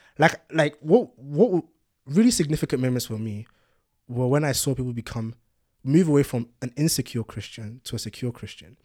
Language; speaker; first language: English; early bilingual, other home language; Yoruba